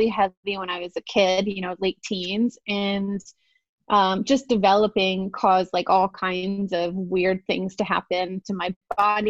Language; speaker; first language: English; native; English